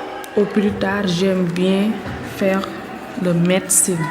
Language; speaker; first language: French; non-native, learner; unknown